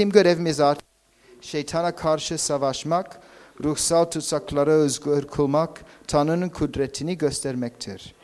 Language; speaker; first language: Turkish; non-native, fluent; English